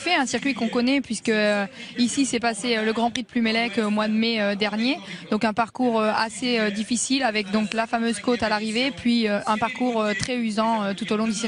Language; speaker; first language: French; native; French